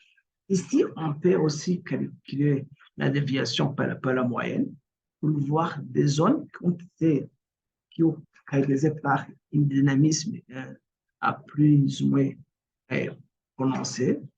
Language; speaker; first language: French; non-native, local second language; Kinyarwanda